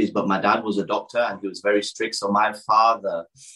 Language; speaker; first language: English; native; English